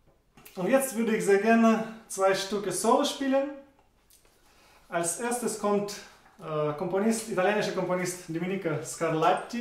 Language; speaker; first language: German; non-native, fluent; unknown